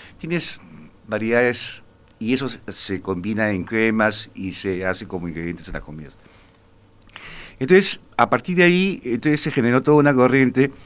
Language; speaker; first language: Spanish; native; Spanish